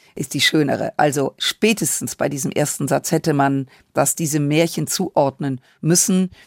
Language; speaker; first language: German; native; German